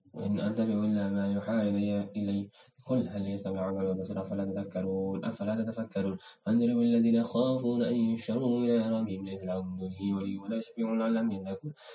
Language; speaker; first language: Arabic; non-native, learner; Indonesian